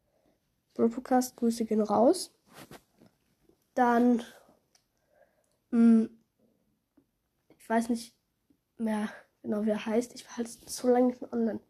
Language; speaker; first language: German; native; German